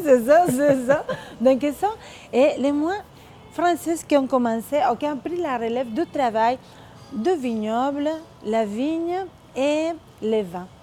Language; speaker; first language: French; non-native, fluent; Spanish